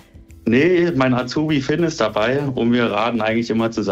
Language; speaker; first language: German; native; German